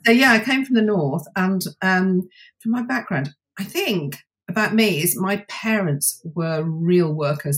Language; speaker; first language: English; native; English